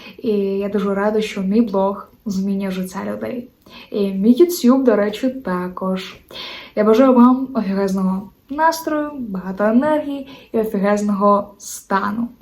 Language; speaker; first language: Ukrainian; non-native, local second language; Russian